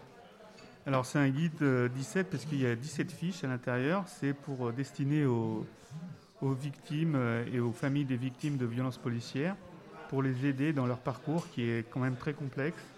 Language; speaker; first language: French; native; French